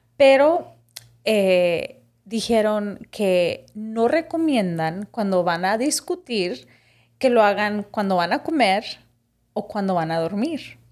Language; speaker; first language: Spanish; early bilingual, heritage; Spanish